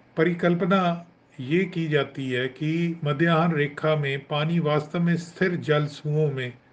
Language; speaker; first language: Hindi; non-native, local second language; Punjabi